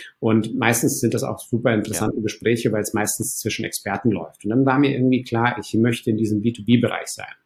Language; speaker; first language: German; early bilingual, other home language; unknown